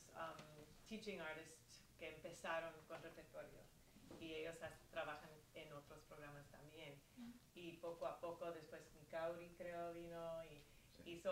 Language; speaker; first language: Spanish; early bilingual, heritage; Spanish